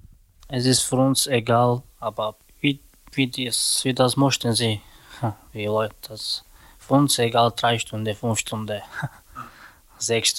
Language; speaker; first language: German; non-native, learner; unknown